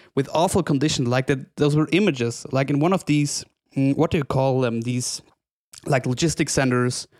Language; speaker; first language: English; non-native, fluent; German